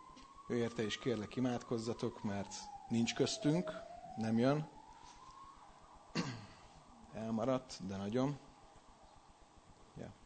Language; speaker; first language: Hungarian; native; Hungarian